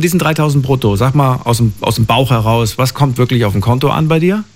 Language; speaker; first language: German; native; German